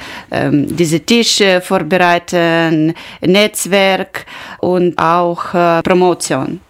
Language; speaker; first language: German; non-native, learner; Ukrainian